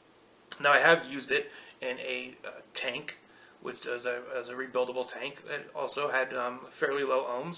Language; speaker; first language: English; native; English